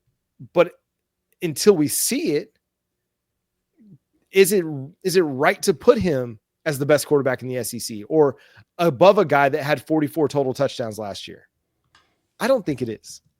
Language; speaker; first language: English; native; English